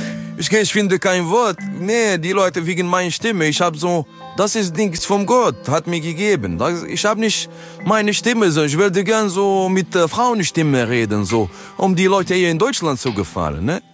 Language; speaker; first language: German; non-native, learner; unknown